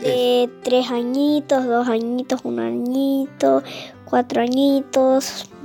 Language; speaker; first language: Spanish; early bilingual, heritage; Spanish